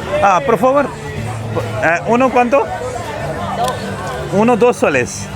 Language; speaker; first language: Spanish; non-native, learner; Hindi